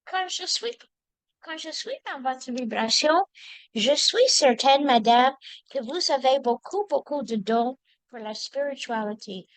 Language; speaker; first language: French; non-native, learner; English